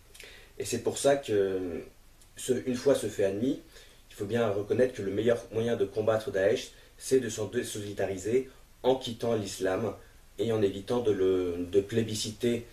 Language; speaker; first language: French; native; French